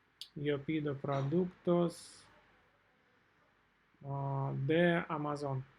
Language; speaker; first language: Spanish; non-native, learner; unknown